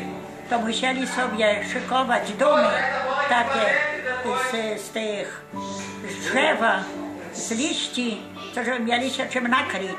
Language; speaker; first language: Polish; early bilingual, heritage; Polish